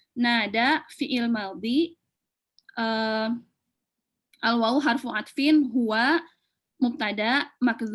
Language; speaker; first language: Arabic; non-native, learner; Indonesian